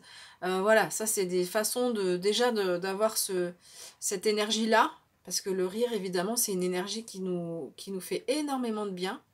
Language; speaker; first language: French; native; French